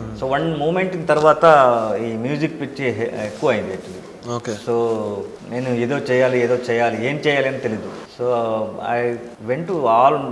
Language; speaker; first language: Telugu; non-native, learner; Kannada